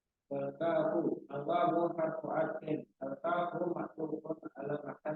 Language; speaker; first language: Arabic; non-native, learner; Indonesian